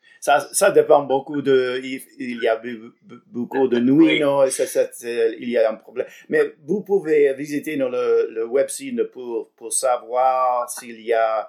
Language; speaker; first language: French; non-native, learner; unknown